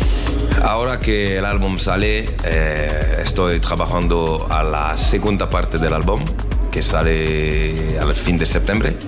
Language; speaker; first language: Spanish; non-native, learner; French